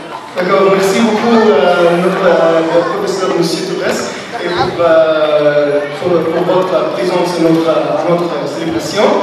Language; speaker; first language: French; non-native, learner; Arabic